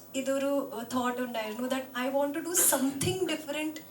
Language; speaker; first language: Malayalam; non-native, local second language; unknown